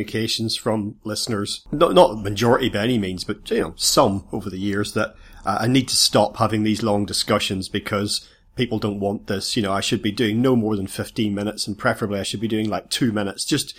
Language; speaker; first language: English; native; English